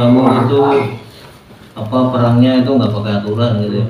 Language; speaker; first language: Indonesian; native; Indonesian